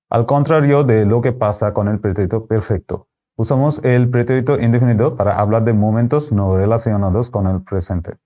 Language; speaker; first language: Spanish; non-native, fluent; Bangla